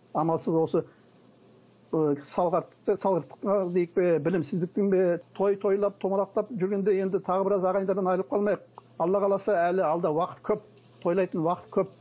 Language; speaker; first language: Kazakh; early bilingual, heritage; Kazakh